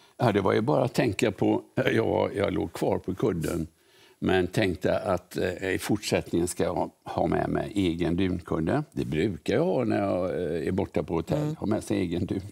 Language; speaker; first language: Swedish; native; Swedish